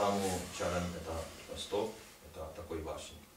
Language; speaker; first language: Russian; non-native, learner; Hindi